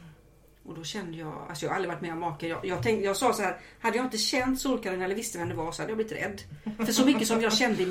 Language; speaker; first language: Swedish; native; Swedish